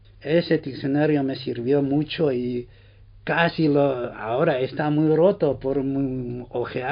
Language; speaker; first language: Spanish; non-native, fluent; Chinese